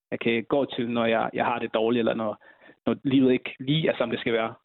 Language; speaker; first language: Danish; early bilingual, other home language; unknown